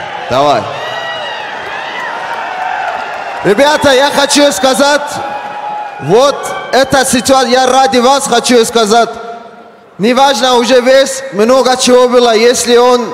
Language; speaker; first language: Russian; non-native, learner; Persian